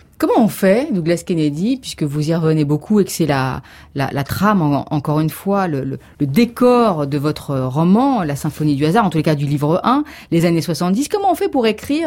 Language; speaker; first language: French; native; French